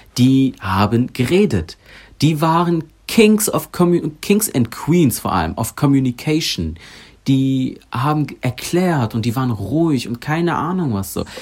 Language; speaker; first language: German; early bilingual, other home language; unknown